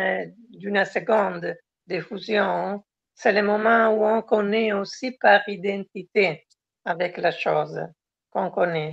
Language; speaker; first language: French; non-native, fluent; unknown